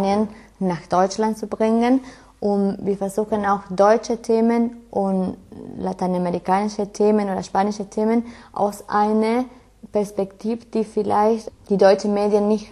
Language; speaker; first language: German; non-native, fluent; Spanish